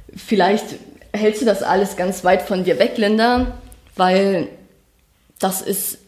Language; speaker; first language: German; native; German